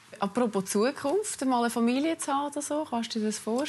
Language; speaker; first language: German; native; German